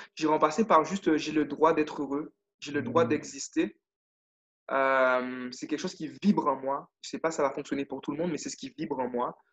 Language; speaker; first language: French; native; French